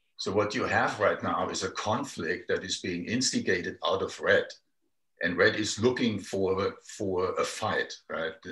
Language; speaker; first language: English; non-native, fluent; German